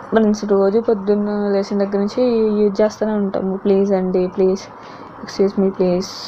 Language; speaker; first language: Telugu; native; Telugu